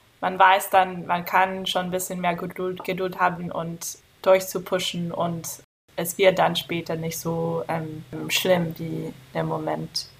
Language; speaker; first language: German; non-native, fluent; English